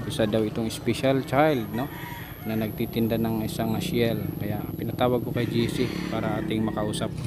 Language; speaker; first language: Filipino; non-native, local second language; Cebuano